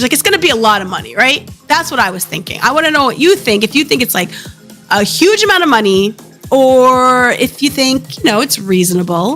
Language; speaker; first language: English; native; English